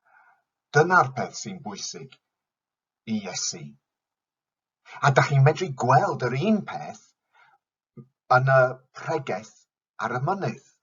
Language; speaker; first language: Welsh; non-native, fluent; English